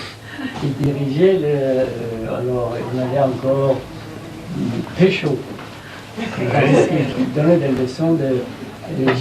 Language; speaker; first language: French; non-native, learner; Persian